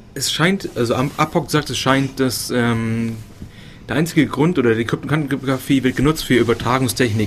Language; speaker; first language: German; native; German